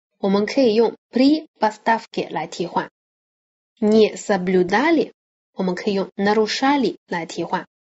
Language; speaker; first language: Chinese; native; Chinese